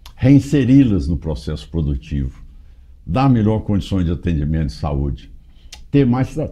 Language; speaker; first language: Portuguese; native; Portuguese